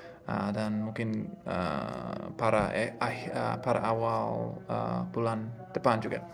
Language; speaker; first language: Indonesian; non-native, fluent; English